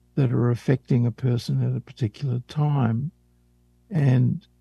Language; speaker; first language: English; native; English